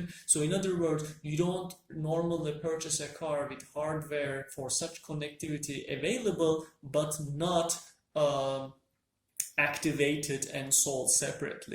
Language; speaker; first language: English; non-native, fluent; Turkish